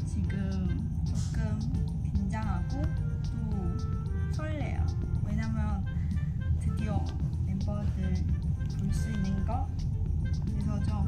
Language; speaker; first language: Korean; non-native, learner; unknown